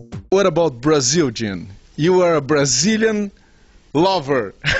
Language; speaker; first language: English; non-native, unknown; Portuguese